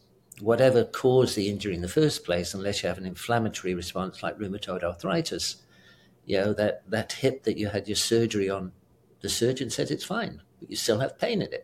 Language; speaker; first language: English; native; English